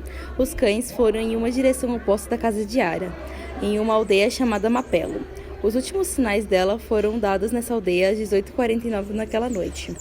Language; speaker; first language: Portuguese; native; Portuguese